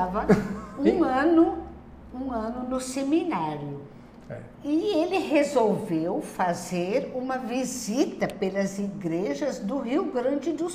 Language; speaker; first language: Portuguese; non-native, local second language; German